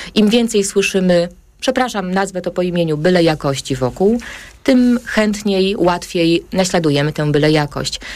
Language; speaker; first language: Polish; native; Polish